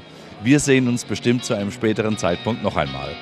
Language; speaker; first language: German; native; German